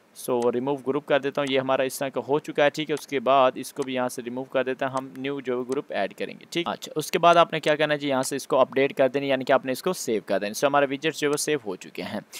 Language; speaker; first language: Urdu; non-native, local second language; Punjabi